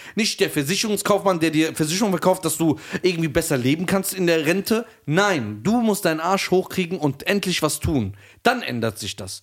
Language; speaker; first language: German; early bilingual, other home language; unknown